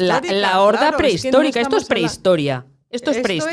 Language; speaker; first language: Spanish; native; Spanish